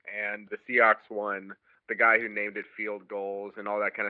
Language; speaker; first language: English; native; English